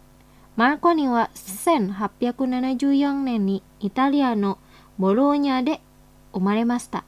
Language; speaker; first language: Japanese; non-native, fluent; Indonesian